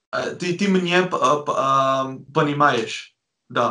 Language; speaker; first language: Russian; non-native, learner; Dutch